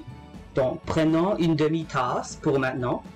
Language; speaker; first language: French; non-native, local second language; English